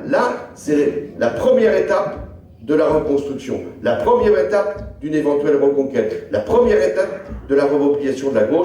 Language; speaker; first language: French; native; French